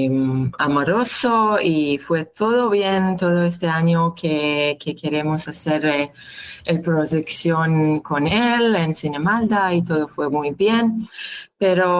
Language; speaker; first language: Spanish; non-native, learner; Hebrew